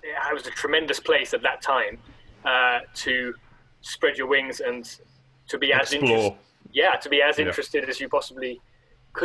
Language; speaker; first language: English; native; English